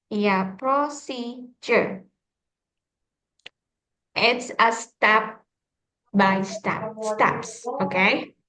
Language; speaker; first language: English; non-native, fluent; Indonesian